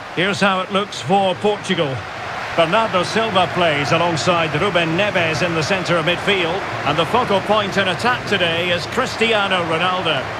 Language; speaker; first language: English; native; English